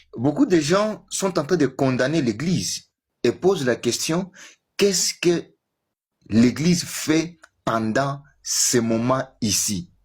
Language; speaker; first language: French; non-native, local second language; Swahili